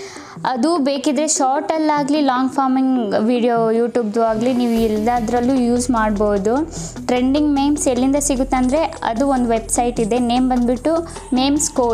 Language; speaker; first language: Kannada; native; Kannada